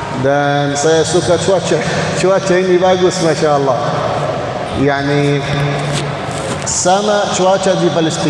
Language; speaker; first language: Indonesian; non-native, learner; Arabic